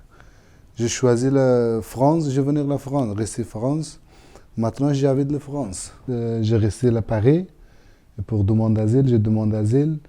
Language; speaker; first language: French; non-native, learner; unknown